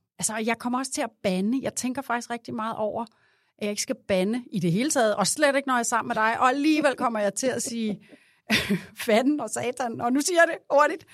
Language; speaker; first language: Danish; native; Danish